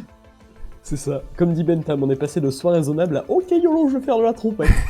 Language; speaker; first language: French; native; French